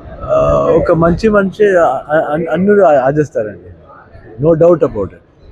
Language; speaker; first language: Telugu; non-native, learner; Kannada